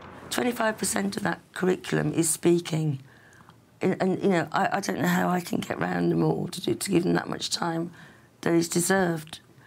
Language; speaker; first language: English; native; English